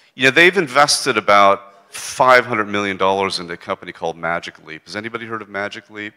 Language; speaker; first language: English; native; English